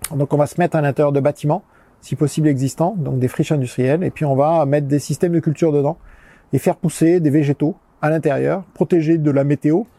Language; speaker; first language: French; native; French